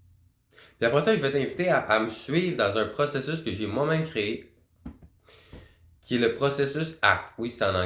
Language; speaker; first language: French; native; French